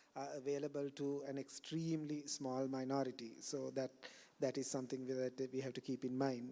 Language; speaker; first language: English; non-native, local second language; Sinhala